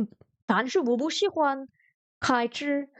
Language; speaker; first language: Chinese; non-native, learner; French